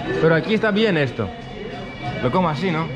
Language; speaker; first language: Spanish; non-native, learner; Greek